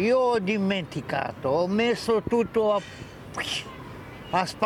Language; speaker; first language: Italian; non-native, learner; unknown